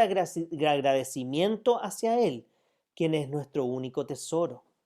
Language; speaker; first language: Spanish; native; Spanish